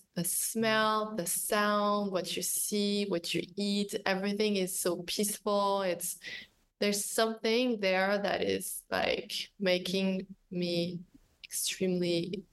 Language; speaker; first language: English; non-native, fluent; French